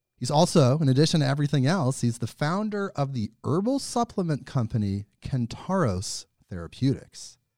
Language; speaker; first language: English; native; English